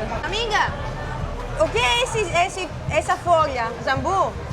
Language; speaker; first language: Portuguese; non-native, fluent; Greek